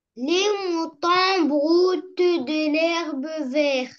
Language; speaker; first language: French; non-native, learner; Arabic